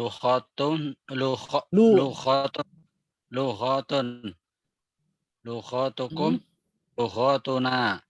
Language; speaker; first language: Arabic; non-native, learner; Indonesian